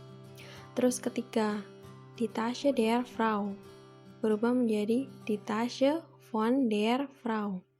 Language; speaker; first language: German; non-native, fluent; Indonesian